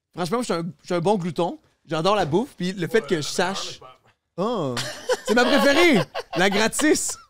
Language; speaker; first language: French; native; French